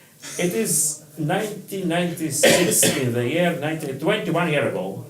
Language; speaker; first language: English; non-native, learner; Russian